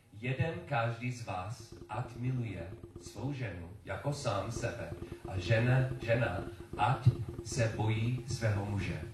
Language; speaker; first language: Czech; non-native, learner; English